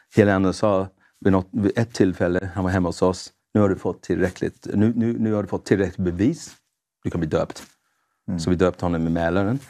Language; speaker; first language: Swedish; non-native, fluent; English